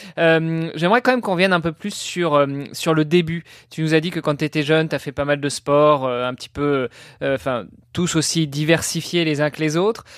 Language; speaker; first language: French; non-native, fluent; Italian